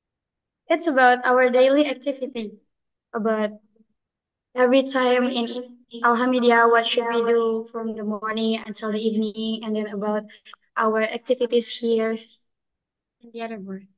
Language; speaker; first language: English; non-native, learner; Indonesian